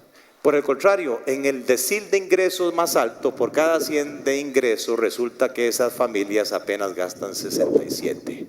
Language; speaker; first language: Spanish; native; Spanish